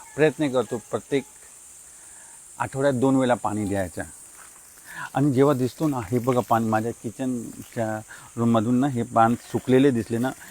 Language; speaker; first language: Marathi; non-native, local second language; Hindi